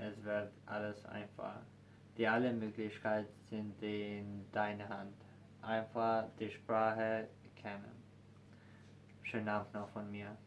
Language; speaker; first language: German; non-native, learner; Albanian